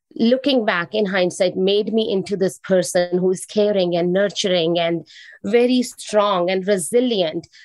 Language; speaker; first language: English; non-native, local second language; Hindi